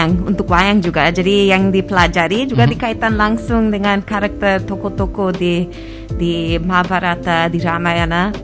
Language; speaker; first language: Indonesian; non-native, fluent; English